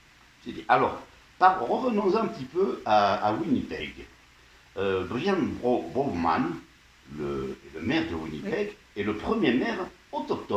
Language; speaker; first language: French; native; French